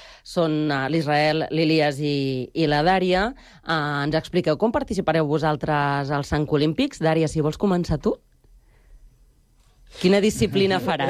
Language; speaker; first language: Catalan; native; Catalan